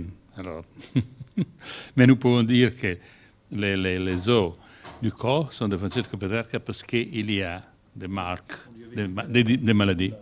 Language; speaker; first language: French; non-native, learner; Italian